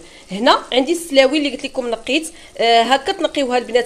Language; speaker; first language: Arabic; native; Arabic